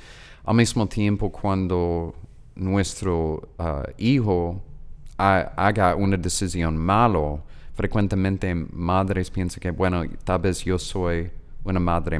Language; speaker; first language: Spanish; non-native, learner; English